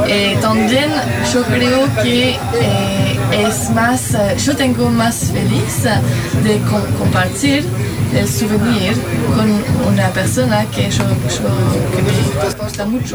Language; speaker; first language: Spanish; non-native, learner; French